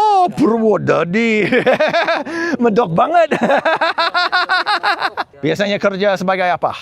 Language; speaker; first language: Indonesian; non-native, learner; English